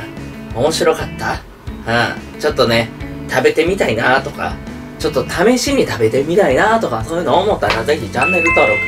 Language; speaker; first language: Japanese; native; Japanese